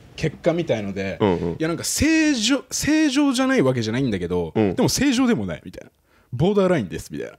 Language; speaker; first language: Japanese; native; Japanese